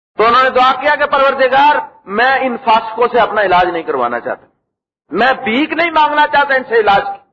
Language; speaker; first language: Urdu; native; Urdu